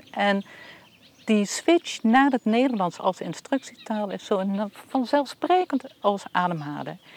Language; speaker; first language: Dutch; native; Dutch